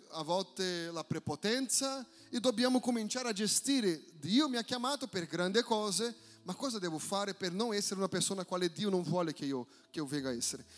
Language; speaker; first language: Italian; non-native, fluent; Portuguese